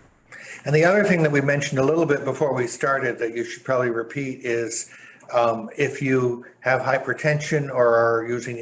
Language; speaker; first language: English; native; English